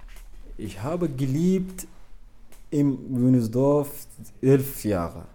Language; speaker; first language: German; non-native, learner; Arabic